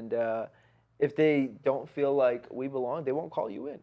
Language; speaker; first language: English; early bilingual, other home language; Hindi